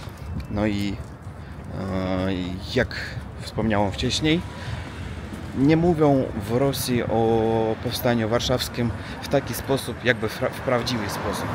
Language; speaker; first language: Polish; non-native, learner; Russian